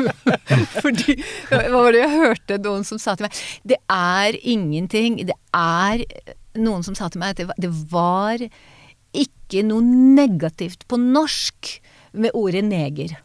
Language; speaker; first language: Norwegian; non-native, fluent; Hebrew